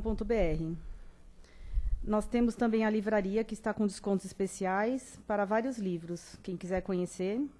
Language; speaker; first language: Portuguese; native; Portuguese